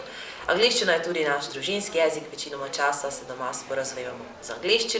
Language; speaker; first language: Slovenian; native; Slovenian